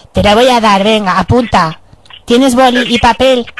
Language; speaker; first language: Spanish; native; Spanish